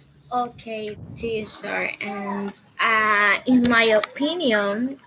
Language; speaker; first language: English; non-native, learner; Spanish